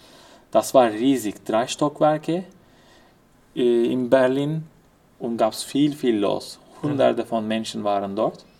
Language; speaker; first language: German; non-native, fluent; Turkish